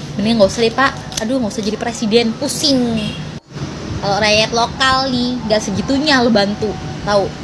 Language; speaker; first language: Indonesian; native; Indonesian